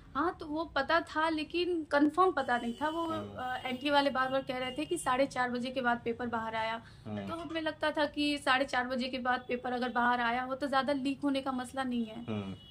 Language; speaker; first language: Hindi; native; Hindi